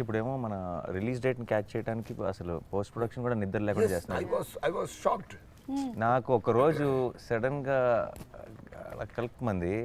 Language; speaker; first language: Telugu; native; Telugu